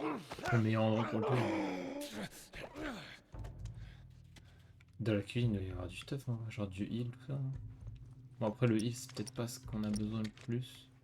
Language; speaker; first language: French; native; French